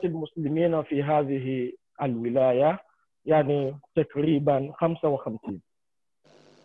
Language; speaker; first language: Arabic; non-native, fluent; Yoruba